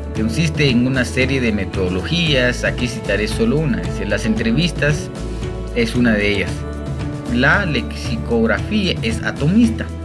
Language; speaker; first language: Spanish; non-native, local second language; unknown